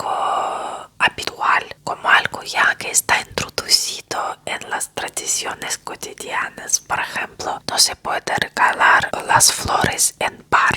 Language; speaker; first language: Spanish; non-native, fluent; Russian